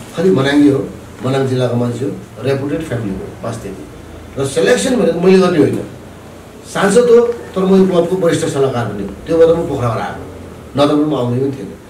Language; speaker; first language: Nepali; non-native, local second language; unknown